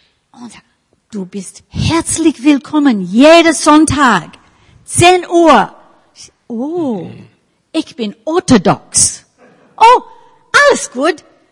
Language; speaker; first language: German; non-native, learner; English